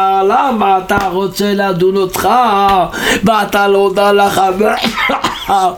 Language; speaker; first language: Hebrew; non-native, local second language; Yiddish